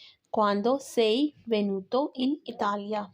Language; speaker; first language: Italian; non-native, learner; Urdu